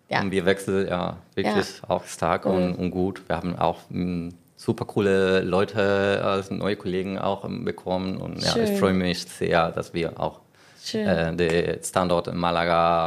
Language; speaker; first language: German; non-native, learner; Spanish